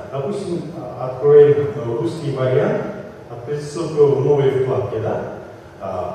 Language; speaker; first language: Russian; non-native, local second language; Kyrgyz